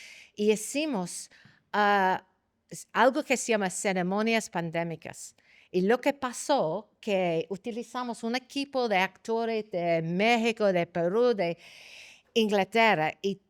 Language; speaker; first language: Spanish; non-native, fluent; English